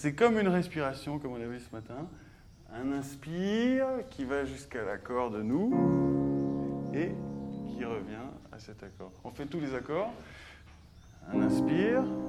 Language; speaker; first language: French; native; French